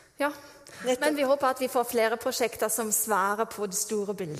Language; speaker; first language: Norwegian; non-native, fluent; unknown